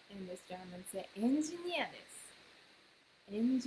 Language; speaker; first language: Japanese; non-native, fluent; English